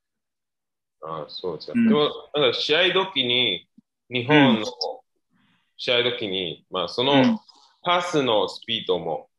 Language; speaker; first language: Japanese; non-native, learner; Chinese